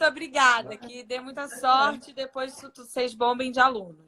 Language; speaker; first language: Portuguese; native; Portuguese